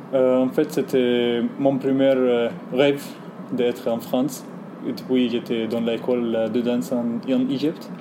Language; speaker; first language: French; non-native, learner; Arabic